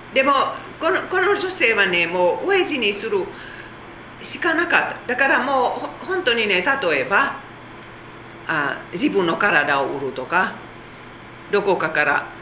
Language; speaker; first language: Japanese; non-native, fluent; Korean